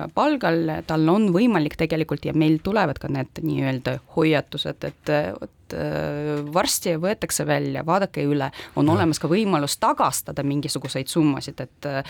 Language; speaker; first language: Estonian; non-native, local second language; Russian